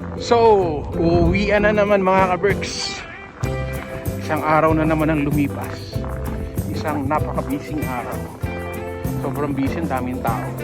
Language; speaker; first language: Filipino; native; Filipino